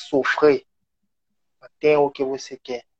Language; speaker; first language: Portuguese; non-native, learner; French